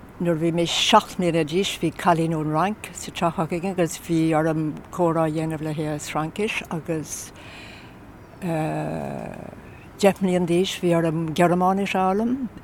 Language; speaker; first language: Irish; native; Irish